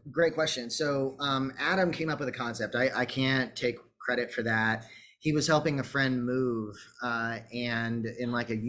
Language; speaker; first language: English; native; English